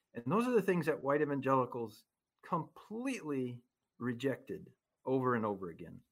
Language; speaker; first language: English; native; English